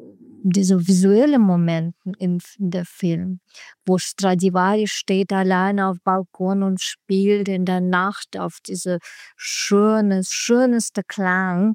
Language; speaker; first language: German; non-native, learner; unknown